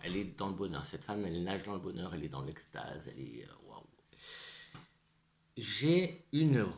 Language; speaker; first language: French; native; French